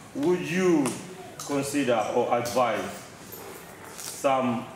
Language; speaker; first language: English; non-native, fluent; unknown